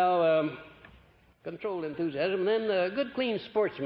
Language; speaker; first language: English; native; English